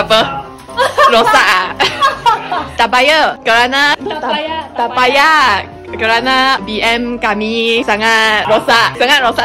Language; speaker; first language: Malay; non-native, local second language; Chinese